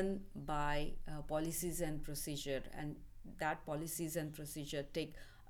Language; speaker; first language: English; non-native, local second language; Marathi